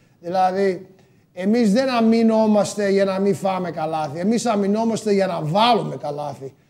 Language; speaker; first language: Greek; early bilingual, heritage; Greek